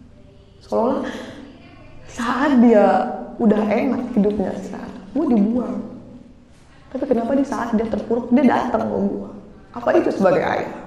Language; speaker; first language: Indonesian; native; Indonesian